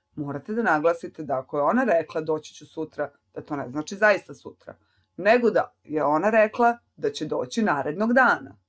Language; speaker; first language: Serbian; native; Serbian